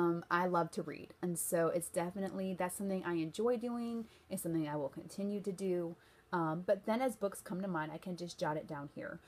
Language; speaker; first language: English; native; English